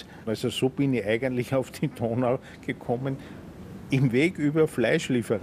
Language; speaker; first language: German; native; German